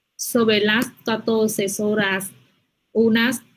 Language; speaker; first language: Spanish; non-native, fluent; Vietnamese